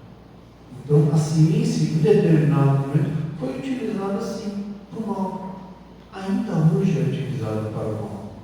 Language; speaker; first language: Portuguese; native; Portuguese